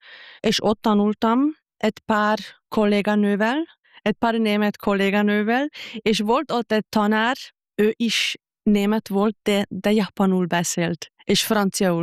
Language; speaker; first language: Hungarian; non-native, fluent; German